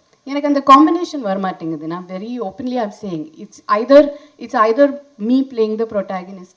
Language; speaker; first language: Tamil; non-native, fluent; Hindi